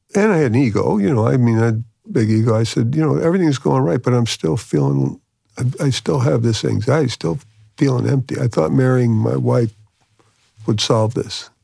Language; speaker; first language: English; native; English